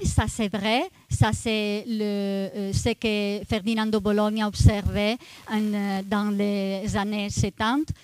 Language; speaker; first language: French; non-native, fluent; Italian